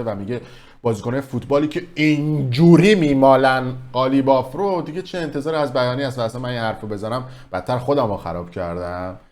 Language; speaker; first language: Persian; native; Persian